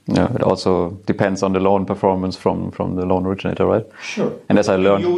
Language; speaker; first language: English; non-native, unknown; German